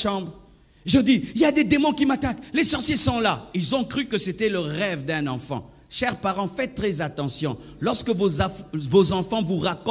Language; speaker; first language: French; non-native, local second language; Swahili